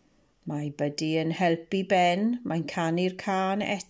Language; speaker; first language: Welsh; non-native, local second language; English